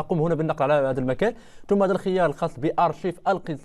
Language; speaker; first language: Arabic; native; Arabic